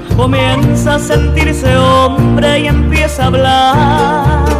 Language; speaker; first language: Spanish; native; Spanish